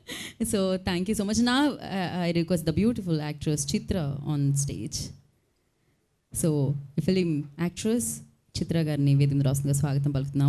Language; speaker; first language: Telugu; native; Telugu